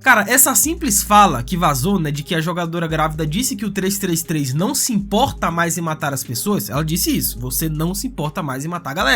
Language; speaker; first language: Portuguese; native; Portuguese